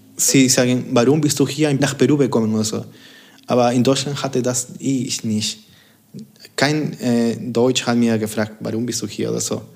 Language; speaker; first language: German; non-native, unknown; Spanish